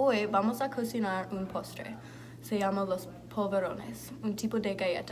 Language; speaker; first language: Spanish; non-native, learner; English